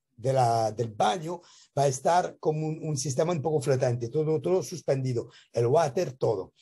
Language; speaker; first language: Spanish; non-native, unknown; French